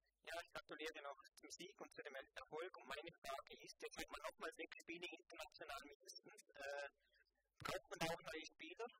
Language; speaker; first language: German; native; German